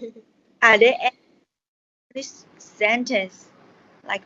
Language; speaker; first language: English; non-native, learner; Chinese